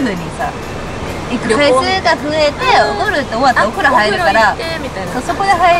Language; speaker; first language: Japanese; native; Japanese